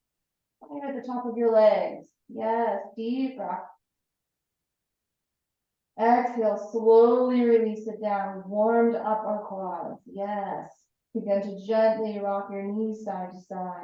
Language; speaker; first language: English; native; English